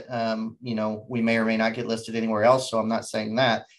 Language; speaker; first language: English; native; English